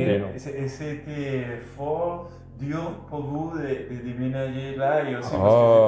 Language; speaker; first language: French; non-native, learner; Spanish